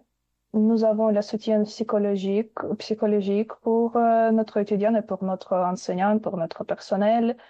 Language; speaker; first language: French; non-native, fluent; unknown